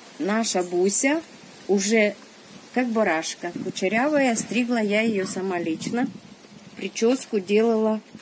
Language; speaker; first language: Russian; native; Russian